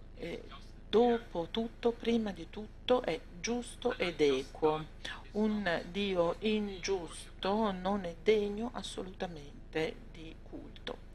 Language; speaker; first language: Italian; native; Italian